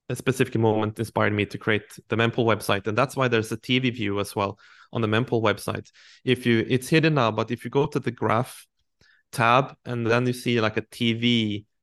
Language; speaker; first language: English; non-native, fluent; Swedish